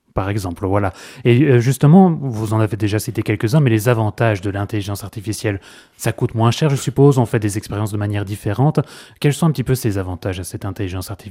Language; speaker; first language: French; native; French